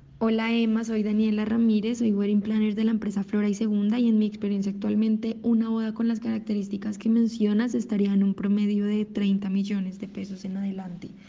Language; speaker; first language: Spanish; native; Spanish